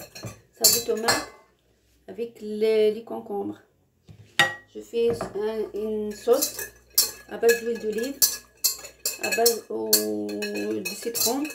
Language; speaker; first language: French; non-native, learner; Arabic